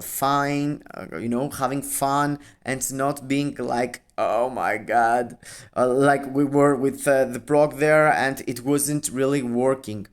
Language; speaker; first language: English; non-native, fluent; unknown